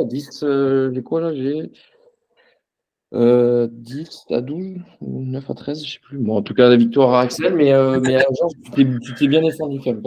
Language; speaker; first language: French; native; French